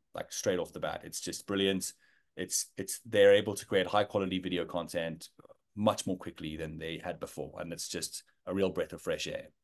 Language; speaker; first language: English; native; English